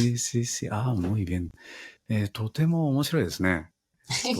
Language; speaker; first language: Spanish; non-native, fluent; Japanese